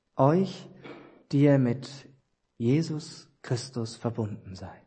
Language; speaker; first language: German; native; German